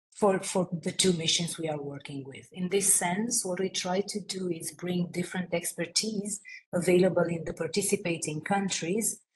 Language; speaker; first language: English; non-native, fluent; Romanian